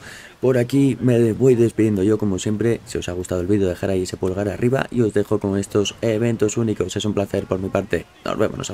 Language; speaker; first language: Spanish; native; Spanish